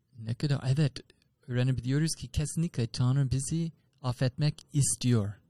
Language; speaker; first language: Turkish; non-native, fluent; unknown